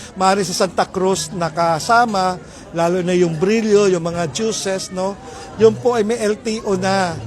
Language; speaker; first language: Filipino; native; Filipino